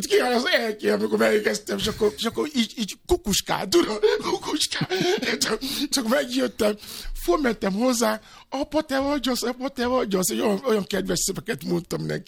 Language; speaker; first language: Hungarian; non-native, fluent; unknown